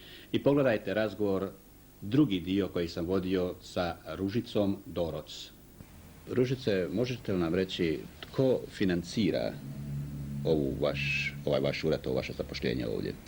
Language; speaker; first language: Croatian; native; Croatian